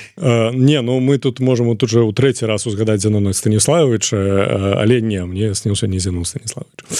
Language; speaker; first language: Belarusian; non-native, local second language; Russian